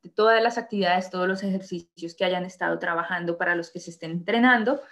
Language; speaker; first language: Spanish; native; Spanish